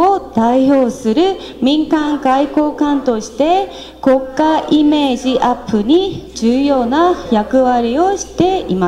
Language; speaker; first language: Japanese; non-native, fluent; Korean